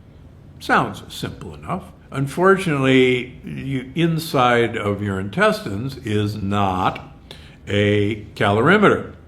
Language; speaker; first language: English; native; English